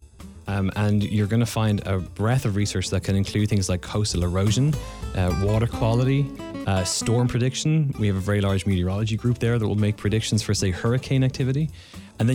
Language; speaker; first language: English; native; English